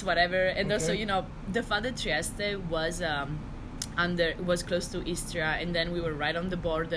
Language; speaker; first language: English; non-native, fluent; Italian